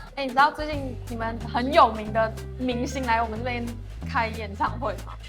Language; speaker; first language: Chinese; native; Chinese